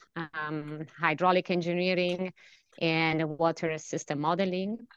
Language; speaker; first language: English; non-native, fluent; Italian